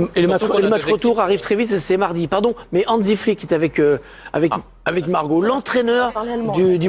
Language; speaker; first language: French; native; French